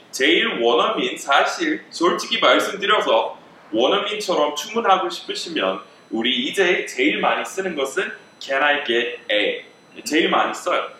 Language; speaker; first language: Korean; native; Korean